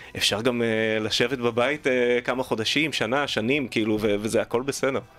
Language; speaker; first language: Hebrew; native; Hebrew